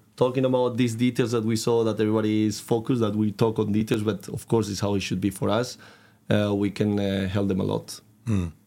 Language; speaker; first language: English; non-native, fluent; Spanish